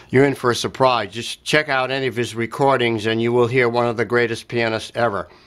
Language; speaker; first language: English; native; English